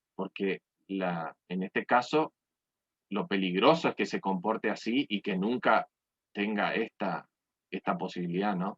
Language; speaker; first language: Spanish; native; Spanish